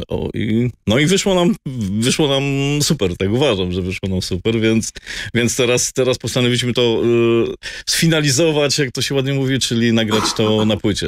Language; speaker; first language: Polish; native; Polish